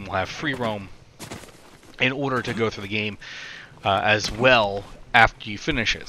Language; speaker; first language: English; native; English